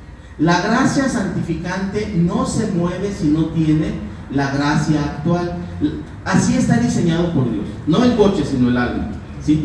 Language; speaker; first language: Spanish; native; Spanish